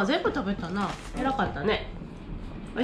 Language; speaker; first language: Japanese; native; Japanese